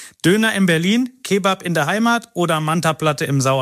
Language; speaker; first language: German; native; German